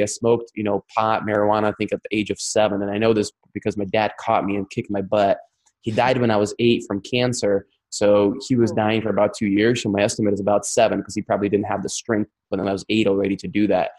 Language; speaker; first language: English; non-native, fluent; Russian